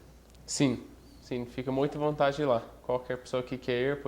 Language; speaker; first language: Portuguese; non-native, fluent; English